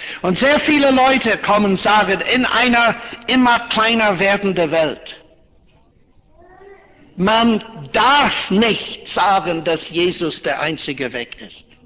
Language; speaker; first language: German; non-native, fluent; English